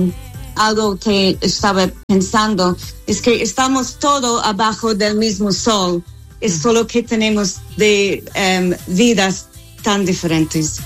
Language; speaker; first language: Spanish; non-native, fluent; English